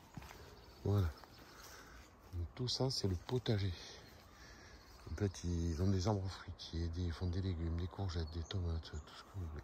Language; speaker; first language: French; native; French